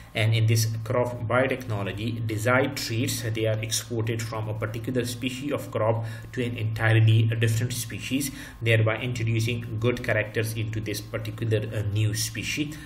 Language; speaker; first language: English; non-native, local second language; Urdu